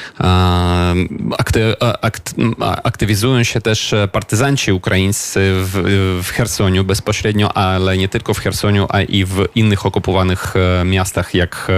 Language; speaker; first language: Polish; non-native, fluent; Ukrainian